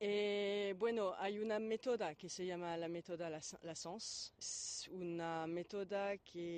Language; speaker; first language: Spanish; non-native, fluent; French